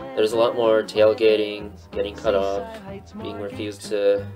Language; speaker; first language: English; native; English